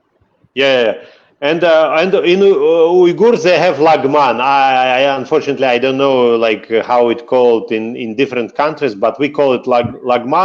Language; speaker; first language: English; non-native, fluent; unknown